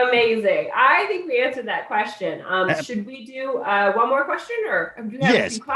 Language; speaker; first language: English; native; English